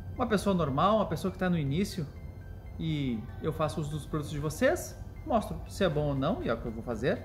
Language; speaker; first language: Portuguese; native; Portuguese